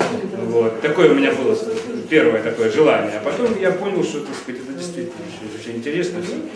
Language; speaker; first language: Russian; native; Russian